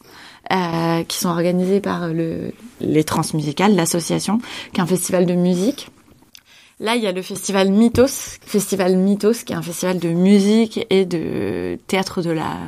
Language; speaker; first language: French; native; French